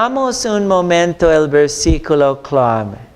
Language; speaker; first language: Spanish; non-native, fluent; English